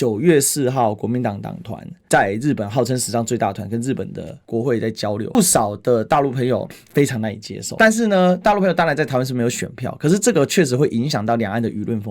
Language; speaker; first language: Chinese; native; Chinese